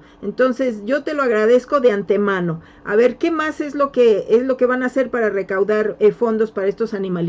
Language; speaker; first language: Spanish; native; Spanish